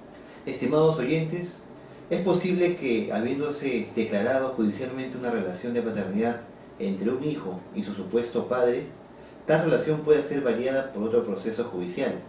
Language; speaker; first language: Spanish; native; Spanish